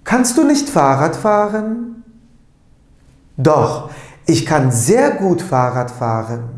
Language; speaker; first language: German; non-native, fluent; Turkish